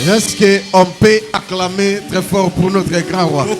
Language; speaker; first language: French; non-native, local second language; Lingala